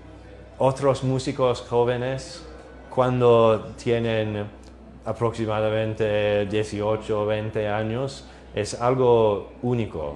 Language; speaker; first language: Spanish; non-native, learner; English